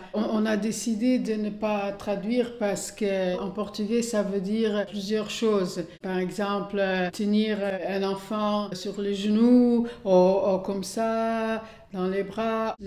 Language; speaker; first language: French; non-native, fluent; Portuguese